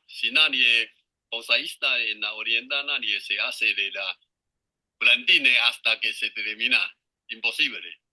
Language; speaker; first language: Spanish; non-native, learner; Chinese